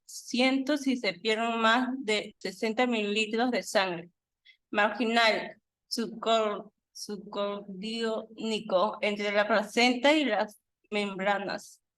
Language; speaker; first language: Spanish; native; Spanish